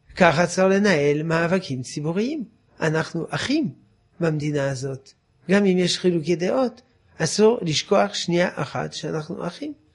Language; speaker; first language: Hebrew; non-native, fluent; French